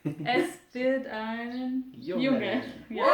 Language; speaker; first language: German; non-native, fluent; Romanian